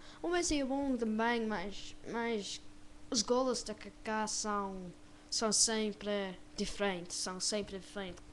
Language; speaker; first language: Portuguese; non-native, learner; English